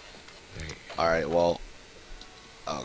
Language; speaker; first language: English; native; English